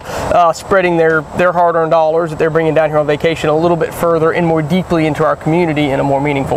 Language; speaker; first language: English; native; English